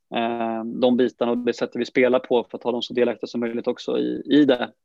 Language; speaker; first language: Swedish; native; Swedish